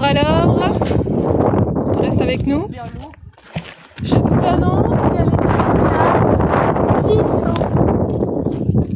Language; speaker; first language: French; native; French